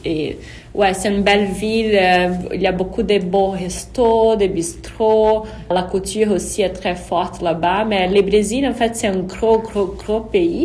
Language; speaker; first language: French; non-native, fluent; Portuguese